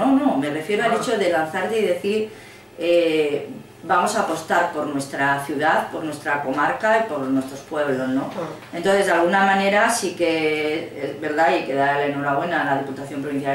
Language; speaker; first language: Spanish; native; Spanish